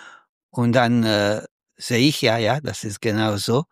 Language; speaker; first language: German; non-native, fluent; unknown